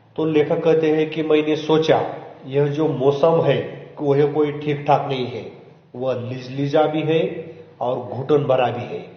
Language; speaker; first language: Hindi; non-native, local second language; Marathi